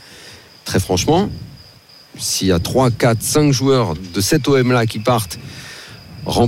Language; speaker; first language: French; native; French